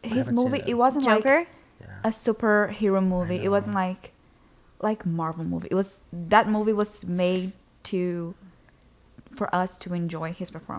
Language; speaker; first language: English; non-native, fluent; Portuguese